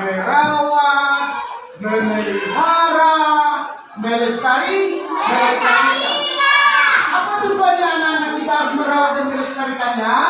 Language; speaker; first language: Indonesian; native; Indonesian